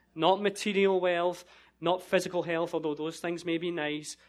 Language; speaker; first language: English; native; English